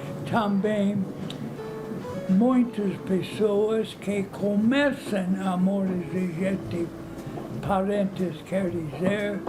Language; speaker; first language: Portuguese; non-native, fluent; English